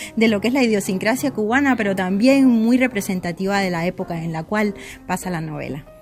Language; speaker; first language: Spanish; native; Spanish